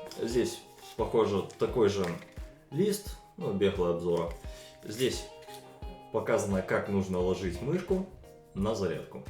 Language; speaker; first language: Russian; non-native, local second language; Ukrainian